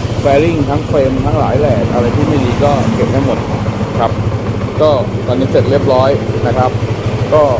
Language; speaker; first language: Thai; native; Thai